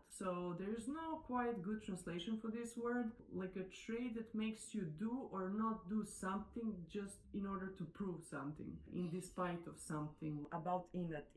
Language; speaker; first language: English; non-native, fluent; Serbian